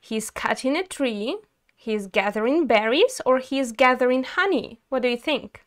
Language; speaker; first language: English; non-native, fluent; Ukrainian